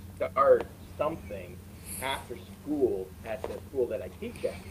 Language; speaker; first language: English; native; English